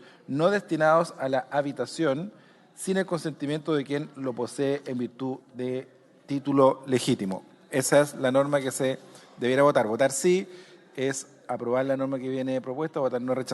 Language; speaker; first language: Spanish; native; Spanish